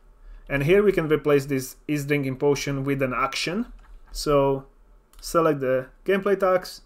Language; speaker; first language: English; non-native, fluent; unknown